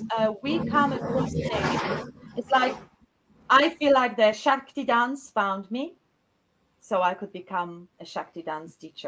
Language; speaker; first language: English; non-native, fluent; Polish